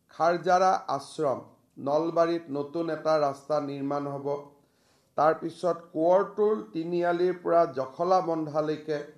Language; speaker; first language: Assamese; native; Assamese